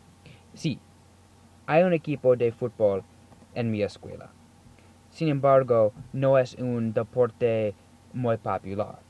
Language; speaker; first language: Spanish; non-native, learner; English